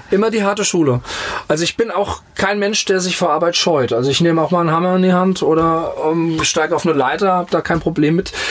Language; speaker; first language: German; native; German